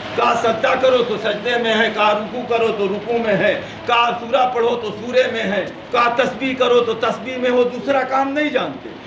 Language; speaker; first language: Urdu; native; Urdu